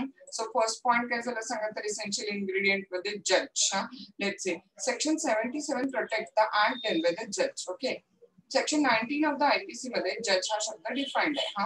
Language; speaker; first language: English; non-native, local second language; Marathi